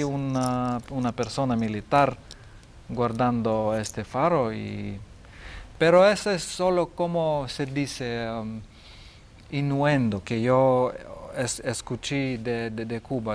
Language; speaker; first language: Spanish; non-native, learner; Lithuanian